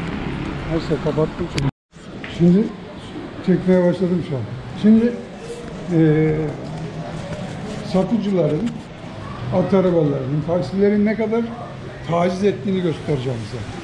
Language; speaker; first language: Turkish; native; Turkish